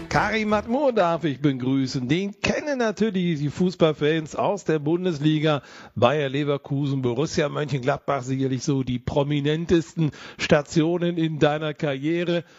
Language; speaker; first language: German; native; German